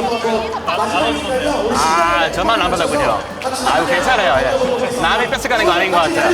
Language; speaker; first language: Korean; non-native, fluent; English